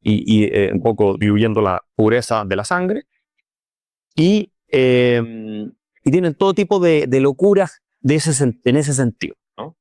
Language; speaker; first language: Spanish; native; Spanish